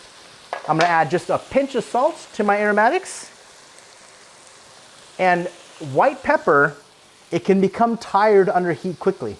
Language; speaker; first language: English; native; English